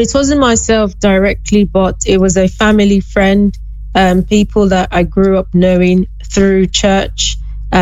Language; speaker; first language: English; non-native, local second language; Yoruba